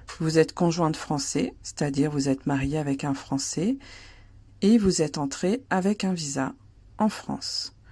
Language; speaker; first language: French; native; French